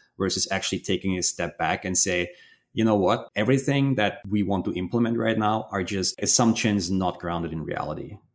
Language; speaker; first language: English; non-native, fluent; German